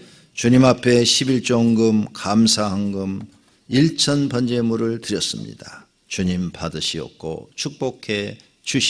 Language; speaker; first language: Korean; native; Korean